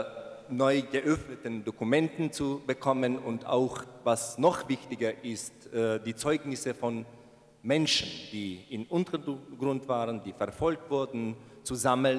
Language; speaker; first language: German; non-native, fluent; Ukrainian